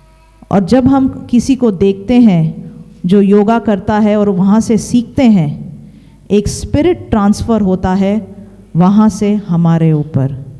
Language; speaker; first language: Hindi; native; Hindi